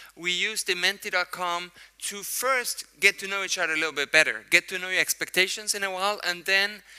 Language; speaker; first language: English; non-native, fluent; Swedish